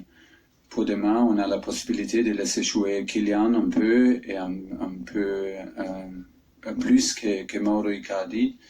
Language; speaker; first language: French; non-native, fluent; German